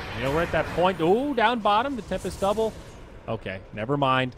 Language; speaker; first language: English; native; English